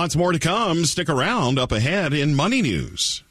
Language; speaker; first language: English; native; English